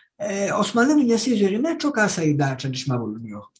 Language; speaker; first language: Turkish; non-native, fluent; Greek